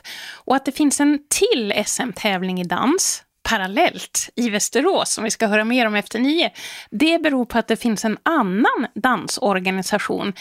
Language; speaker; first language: Swedish; native; Swedish